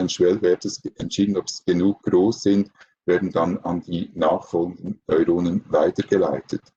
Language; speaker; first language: German; native; German